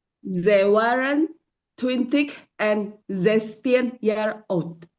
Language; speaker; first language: Dutch; non-native, learner; Indonesian